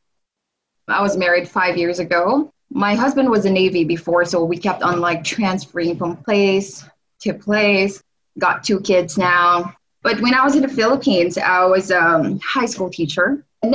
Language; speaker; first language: English; non-native, local second language; Hiligaynon